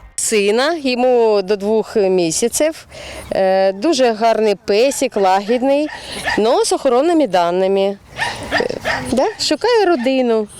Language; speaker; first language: Ukrainian; non-native, learner; Uzbek